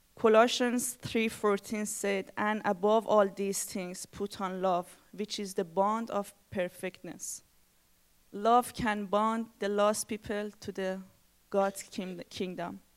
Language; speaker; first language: English; non-native, learner; Persian